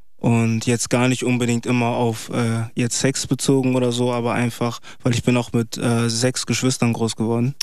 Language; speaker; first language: German; early bilingual, other home language; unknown